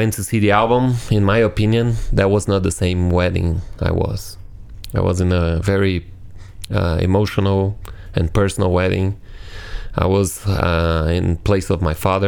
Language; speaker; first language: English; non-native, fluent; Portuguese